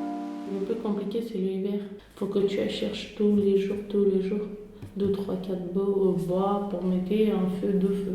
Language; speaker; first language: French; non-native, fluent; Romanian